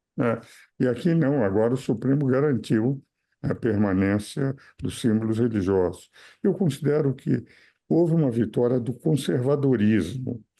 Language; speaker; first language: Portuguese; native; Portuguese